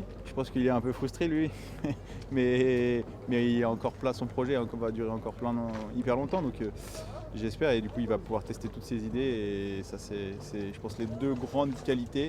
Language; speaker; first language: French; native; French